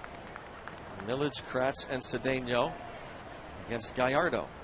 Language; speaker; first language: English; native; English